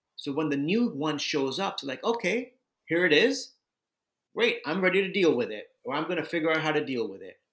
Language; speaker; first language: English; native; English